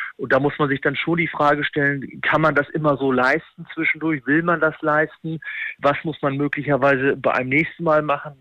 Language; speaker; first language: German; native; German